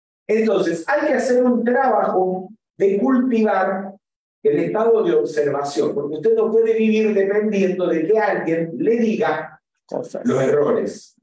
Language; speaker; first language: Spanish; native; Spanish